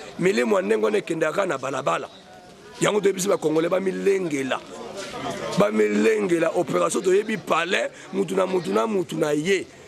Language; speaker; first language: Lingala; native; Lingala